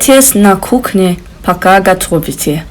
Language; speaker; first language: Russian; non-native, learner; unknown